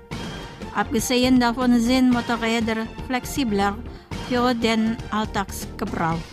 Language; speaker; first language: German; non-native, fluent; Indonesian